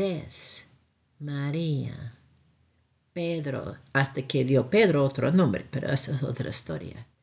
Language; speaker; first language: Spanish; non-native, fluent; English